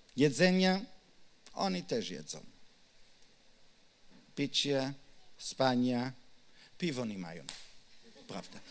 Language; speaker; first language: Polish; non-native, learner; Hebrew